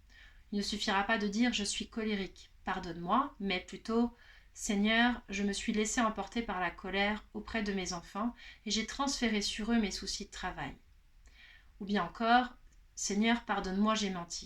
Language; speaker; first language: French; native; French